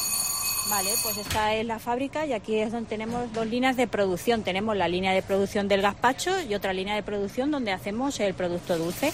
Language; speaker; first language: Spanish; native; Spanish